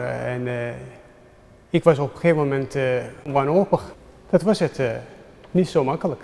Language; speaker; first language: Dutch; non-native, fluent; Turkish